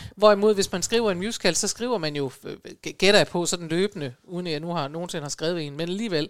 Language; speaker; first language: Danish; native; Danish